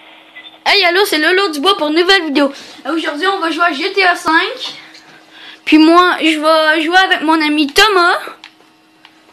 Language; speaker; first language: French; native; French